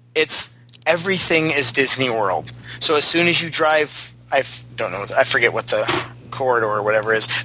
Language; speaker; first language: English; native; English